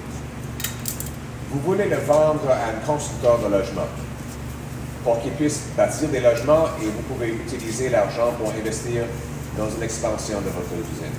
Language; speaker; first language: French; non-native, local second language; English